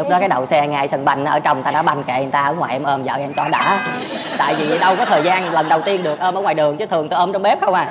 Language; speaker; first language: Vietnamese; native; Vietnamese